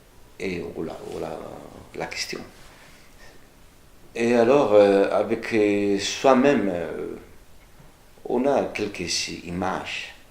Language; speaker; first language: French; non-native, fluent; Spanish